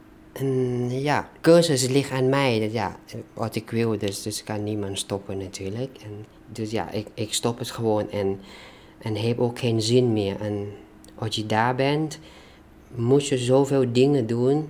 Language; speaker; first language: Dutch; non-native, learner; Thai